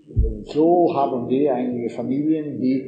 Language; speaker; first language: German; non-native, learner; Italian